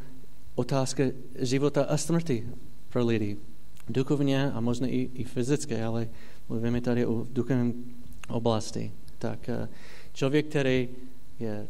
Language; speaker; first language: Czech; non-native, fluent; English